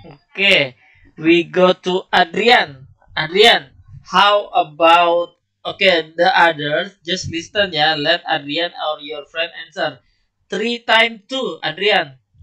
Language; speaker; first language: English; non-native, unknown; Indonesian